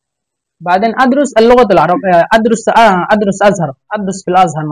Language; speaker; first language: Arabic; non-native, fluent; Bangla